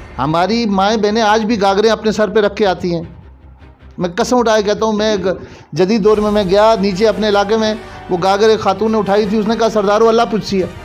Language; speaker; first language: Urdu; non-native, local second language; Pahari-Potwari